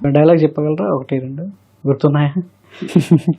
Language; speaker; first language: Telugu; native; Telugu